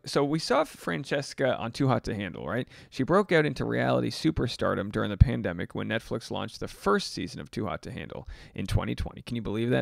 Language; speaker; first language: English; native; English